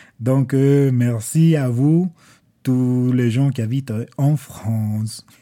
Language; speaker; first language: French; non-native, fluent; Spanish